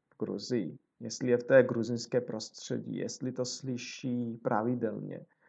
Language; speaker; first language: Czech; non-native, fluent; Georgian